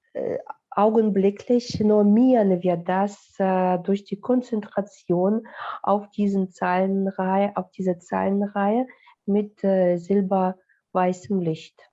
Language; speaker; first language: German; non-native, fluent; Russian